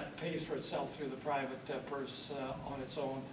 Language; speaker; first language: English; native; English